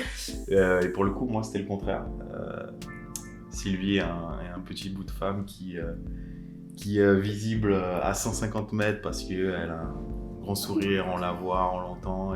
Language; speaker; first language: French; native; French